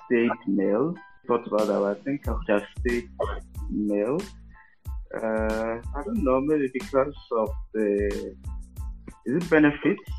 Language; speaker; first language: English; non-native, local second language; Igbo